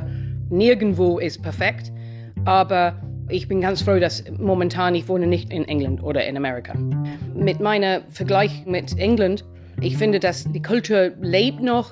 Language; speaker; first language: German; non-native, fluent; English